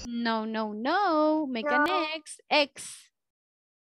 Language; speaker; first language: English; non-native, fluent; Spanish